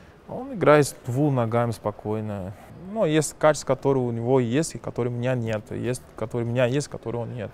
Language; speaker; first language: Russian; non-native, fluent; Portuguese